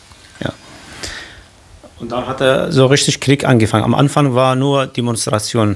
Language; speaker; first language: German; non-native, learner; Kurdish